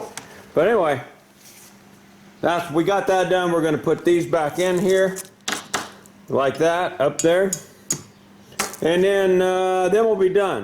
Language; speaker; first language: English; native; English